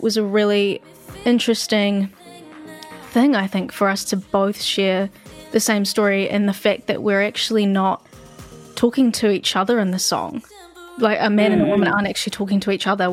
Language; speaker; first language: English; native; English